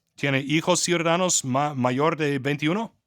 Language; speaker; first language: Spanish; non-native, fluent; English